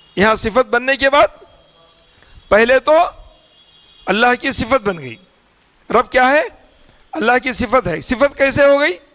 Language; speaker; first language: Urdu; native; Urdu